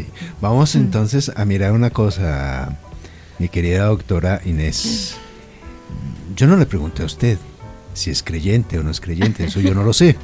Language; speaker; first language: Spanish; native; Spanish